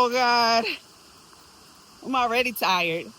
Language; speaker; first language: English; native; English